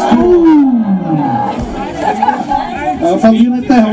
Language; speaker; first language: German; native; German